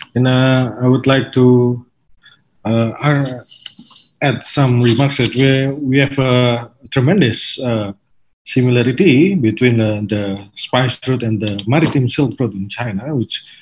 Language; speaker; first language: English; non-native, fluent; Indonesian